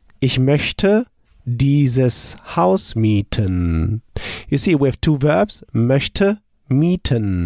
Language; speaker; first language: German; non-native, fluent; English